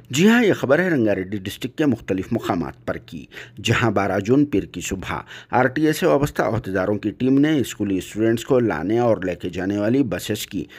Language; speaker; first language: Hindi; native; Hindi